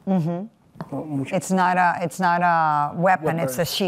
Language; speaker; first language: English; non-native, fluent; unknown